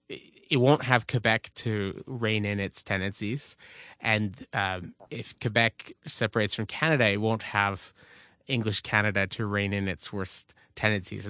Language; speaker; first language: English; native; English